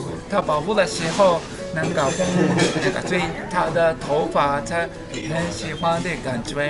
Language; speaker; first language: Chinese; non-native, learner; Japanese